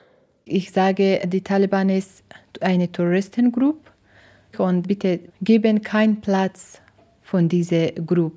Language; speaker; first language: German; non-native, learner; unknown